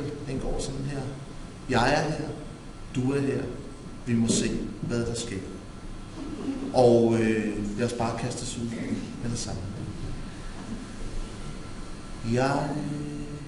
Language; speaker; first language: Danish; native; Danish